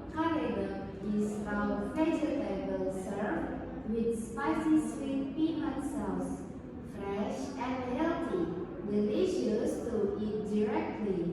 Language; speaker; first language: English; non-native, learner; Indonesian